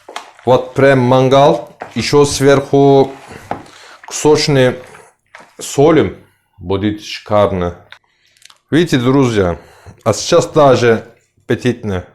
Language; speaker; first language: Russian; non-native, learner; Turkish